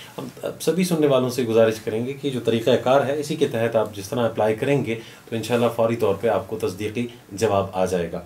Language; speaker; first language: Urdu; native; Urdu